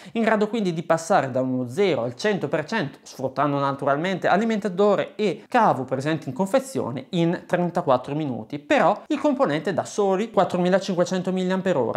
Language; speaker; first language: Italian; native; Italian